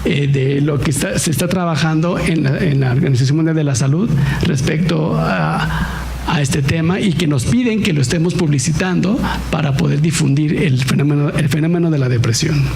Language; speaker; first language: Spanish; native; Spanish